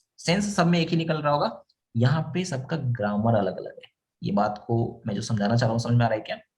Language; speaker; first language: Hindi; native; Hindi